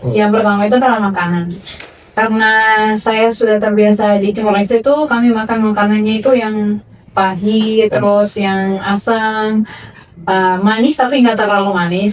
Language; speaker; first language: Indonesian; non-native, fluent; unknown